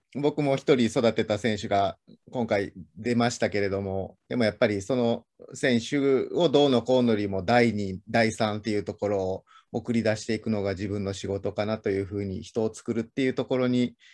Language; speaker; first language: Japanese; native; Japanese